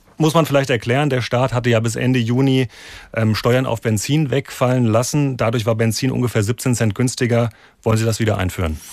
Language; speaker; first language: German; native; German